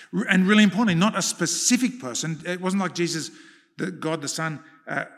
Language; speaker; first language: English; early bilingual, other home language; Hungarian